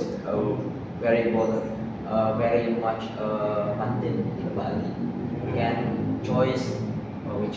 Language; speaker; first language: English; non-native, learner; Indonesian